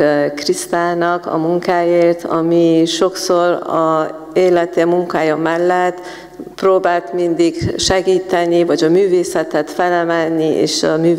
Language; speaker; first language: Hungarian; non-native, fluent; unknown